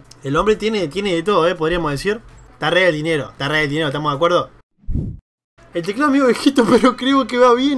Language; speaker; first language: Spanish; native; Spanish